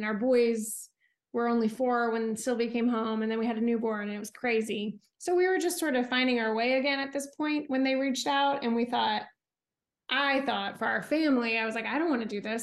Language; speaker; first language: English; native; English